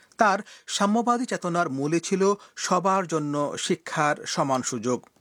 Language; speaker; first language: Bangla; native; Bangla